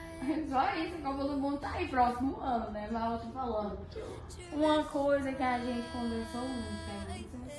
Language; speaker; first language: Portuguese; native; Portuguese